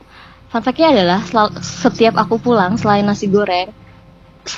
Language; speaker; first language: Indonesian; non-native, local second language; Javanese